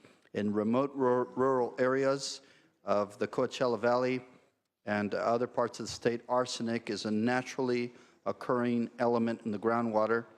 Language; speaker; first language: English; native; English